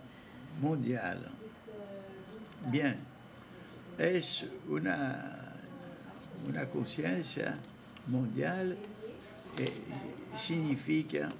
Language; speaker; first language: Spanish; non-native, fluent; French